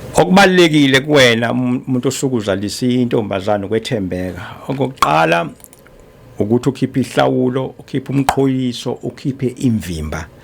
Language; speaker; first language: Zulu; native; Zulu